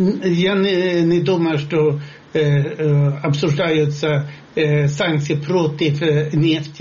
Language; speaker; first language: Russian; non-native, fluent; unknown